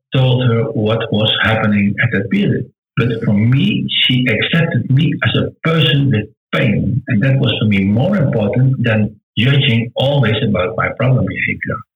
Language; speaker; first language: English; non-native, learner; Dutch